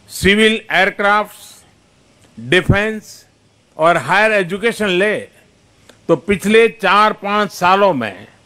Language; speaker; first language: Hindi; non-native, local second language; Gujarati